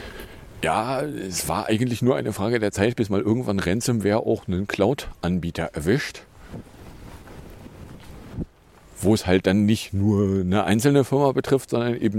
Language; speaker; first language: German; native; German